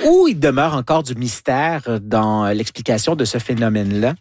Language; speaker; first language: French; native; French